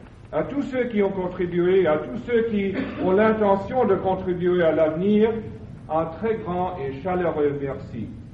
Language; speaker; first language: French; non-native, fluent; English